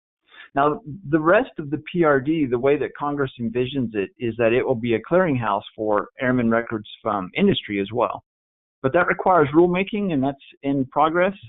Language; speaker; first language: English; native; English